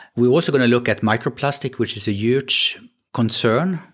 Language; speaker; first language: English; non-native, fluent; Swedish